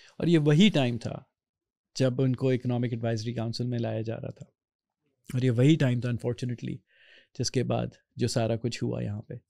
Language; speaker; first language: Urdu; native; Urdu